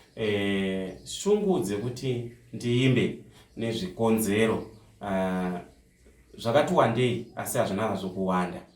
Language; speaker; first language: Shona; non-native, local second language; Tsonga